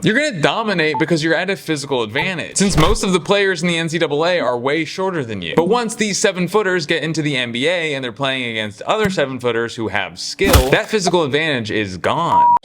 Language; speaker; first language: English; native; English